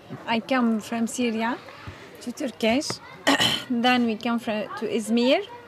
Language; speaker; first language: English; non-native, learner; Arabic